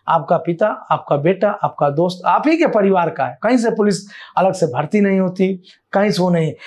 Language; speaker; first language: Hindi; native; Hindi